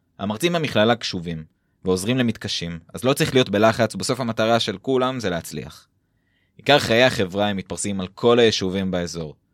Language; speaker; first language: Hebrew; native; Hebrew